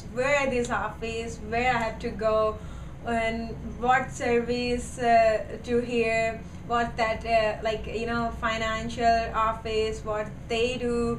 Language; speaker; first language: English; non-native, learner; Gujarati